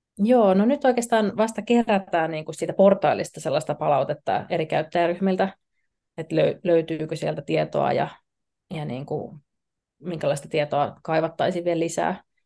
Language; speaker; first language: Finnish; native; Finnish